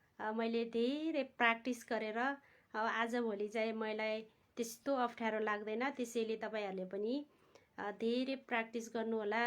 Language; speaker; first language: Nepali; non-native, local second language; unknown